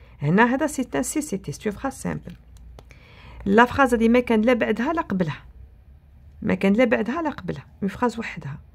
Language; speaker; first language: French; non-native, local second language; Arabic